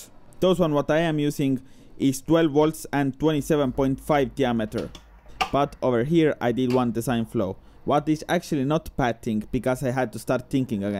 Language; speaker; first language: English; non-native, fluent; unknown